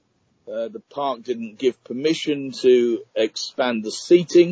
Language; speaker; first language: English; native; English